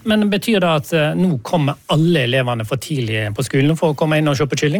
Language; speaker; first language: Norwegian; native; Norwegian